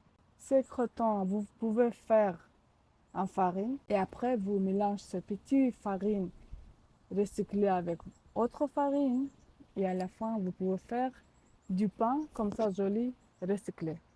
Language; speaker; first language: French; non-native, learner; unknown